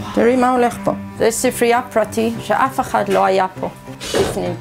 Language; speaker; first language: Hebrew; non-native, fluent; English